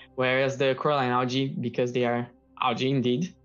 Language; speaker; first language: English; non-native, fluent; Portuguese